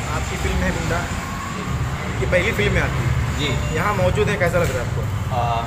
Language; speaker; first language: Hindi; native; Hindi